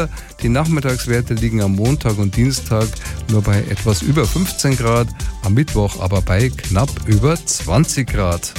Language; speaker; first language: German; native; German